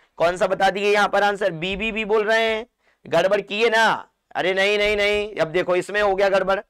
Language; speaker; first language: Hindi; non-native, local second language; Marathi